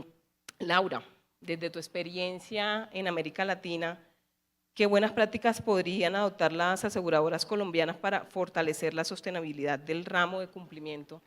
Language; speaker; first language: Spanish; native; Spanish